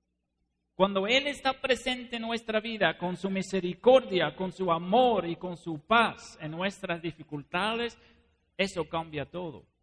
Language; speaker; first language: Spanish; non-native, fluent; Dutch